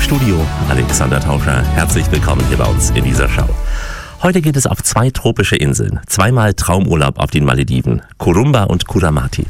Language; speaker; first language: German; native; German